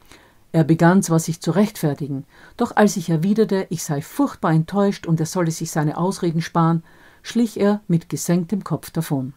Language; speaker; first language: German; native; German